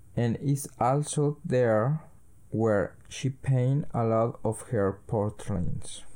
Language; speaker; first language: English; early bilingual, other home language; Spanish